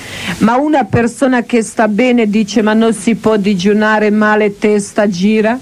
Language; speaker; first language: Italian; non-native, learner; Croatian